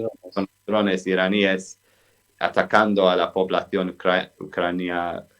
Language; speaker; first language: Spanish; non-native, fluent; English